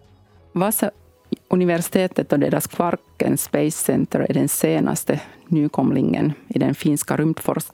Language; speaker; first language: Swedish; non-native, local second language; Finnish